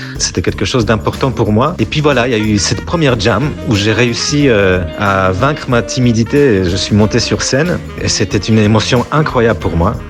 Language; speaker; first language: French; non-native, fluent; Polish